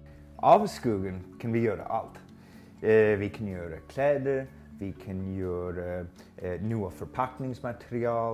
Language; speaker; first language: Swedish; non-native, fluent; English